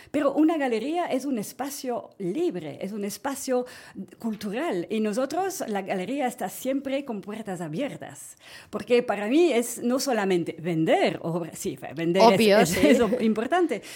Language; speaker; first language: Spanish; non-native, fluent; French